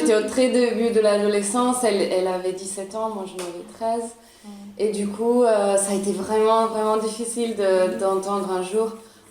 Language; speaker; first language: French; early bilingual, other home language; Italian